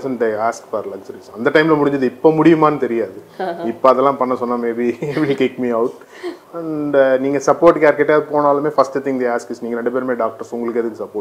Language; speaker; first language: Tamil; native; Tamil